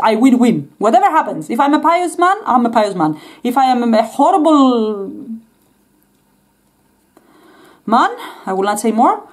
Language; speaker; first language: English; non-native, fluent; Greek